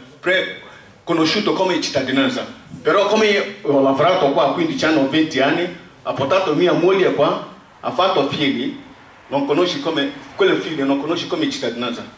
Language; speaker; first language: Italian; non-native, learner; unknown